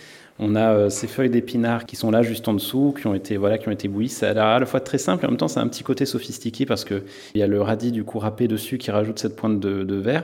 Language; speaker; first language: French; native; French